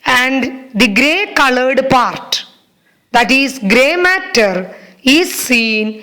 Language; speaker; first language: English; non-native, local second language; Malayalam